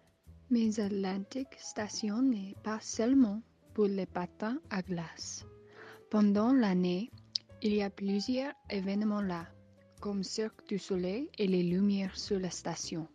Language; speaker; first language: French; non-native, learner; English